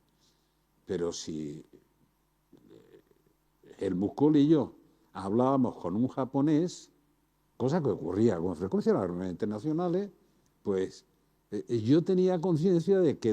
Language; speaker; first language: Spanish; native; Spanish